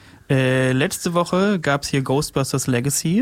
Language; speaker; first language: German; native; German